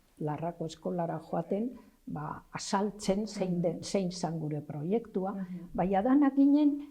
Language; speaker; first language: Basque; native; Basque